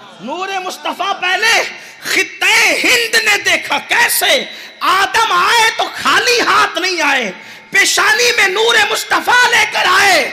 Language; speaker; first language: Urdu; native; Urdu